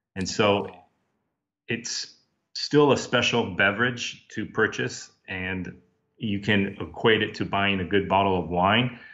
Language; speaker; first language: English; native; English